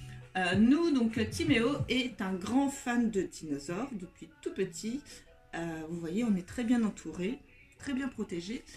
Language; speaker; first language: French; native; French